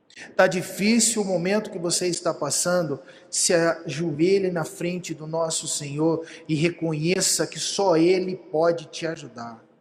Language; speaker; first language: Portuguese; native; Portuguese